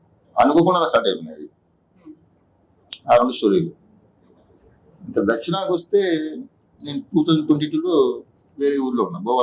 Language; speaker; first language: Telugu; native; Telugu